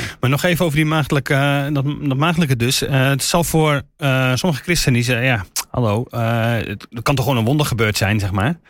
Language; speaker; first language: Dutch; native; Dutch